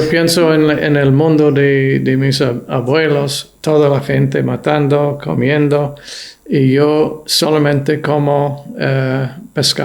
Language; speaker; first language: Spanish; non-native, fluent; English